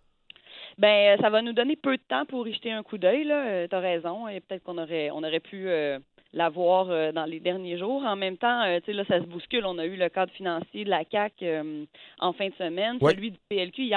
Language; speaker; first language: French; native; French